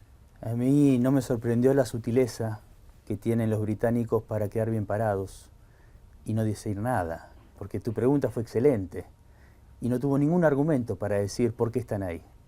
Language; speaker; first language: Spanish; native; Spanish